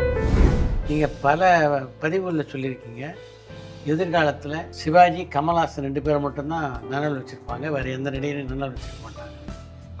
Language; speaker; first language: Tamil; native; Tamil